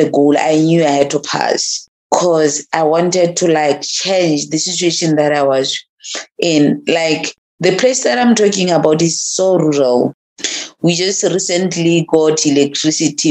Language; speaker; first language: English; non-native, local second language; Tswana